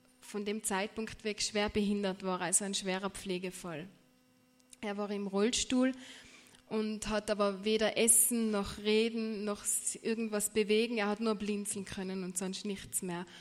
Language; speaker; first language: German; native; German